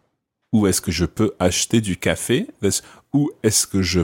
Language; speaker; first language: French; non-native, fluent; English